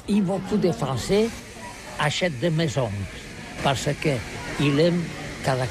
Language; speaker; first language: French; non-native, learner; Catalan